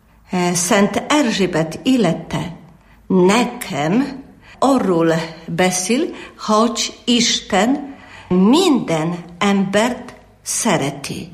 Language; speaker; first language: Hungarian; non-native, learner; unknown